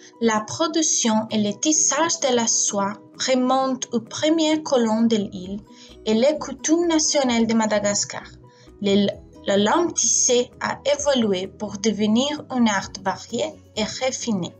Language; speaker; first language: French; non-native, learner; English